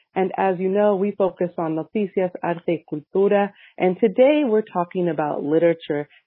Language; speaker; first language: English; early bilingual, other home language; Spanish